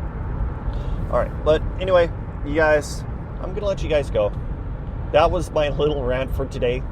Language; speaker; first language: English; native; English